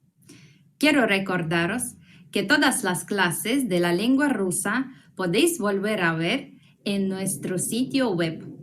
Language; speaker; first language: Spanish; non-native, fluent; Russian